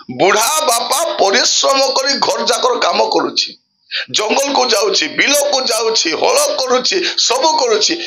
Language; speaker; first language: Odia; non-native, local second language; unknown